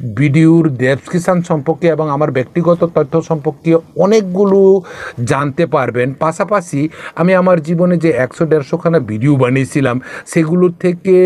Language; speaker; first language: Bangla; non-native, local second language; Kok Borok